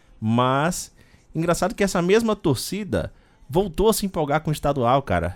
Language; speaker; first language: Portuguese; native; Portuguese